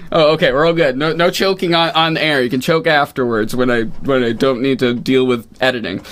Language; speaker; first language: English; native; English